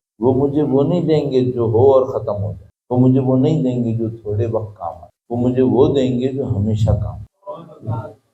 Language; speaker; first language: Urdu; native; Urdu